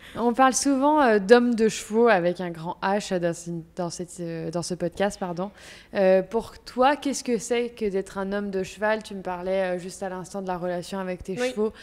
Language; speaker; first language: French; native; French